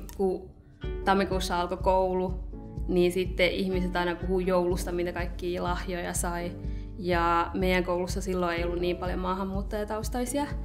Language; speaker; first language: Finnish; early bilingual, other home language; Nepali